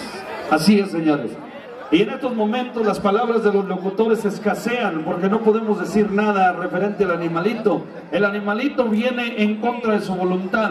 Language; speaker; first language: Spanish; native; Spanish